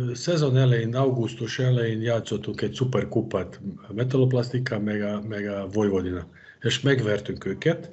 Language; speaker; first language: Hungarian; non-native, fluent; Serbian